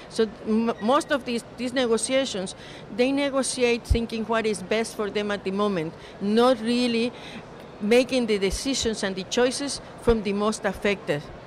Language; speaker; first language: English; non-native, fluent; Spanish